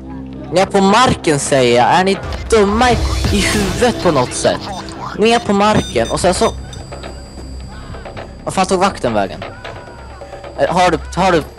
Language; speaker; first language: Swedish; native; Swedish